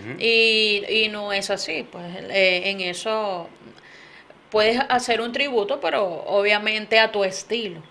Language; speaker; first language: Spanish; native; Spanish